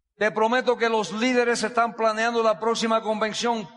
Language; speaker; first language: Spanish; non-native, fluent; English